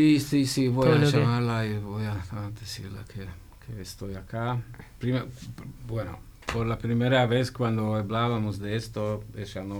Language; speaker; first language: Spanish; non-native, fluent; Hungarian